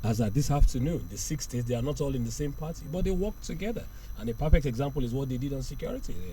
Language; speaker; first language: English; non-native, local second language; Yoruba